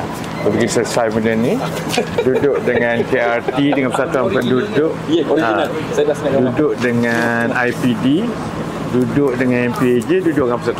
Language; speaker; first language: Malay; native; Malay